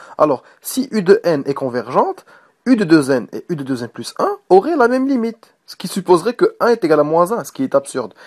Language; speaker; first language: French; non-native, local second language; Arabic